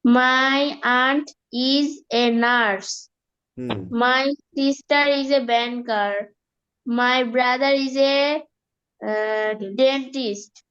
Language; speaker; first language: English; non-native, learner; Bangla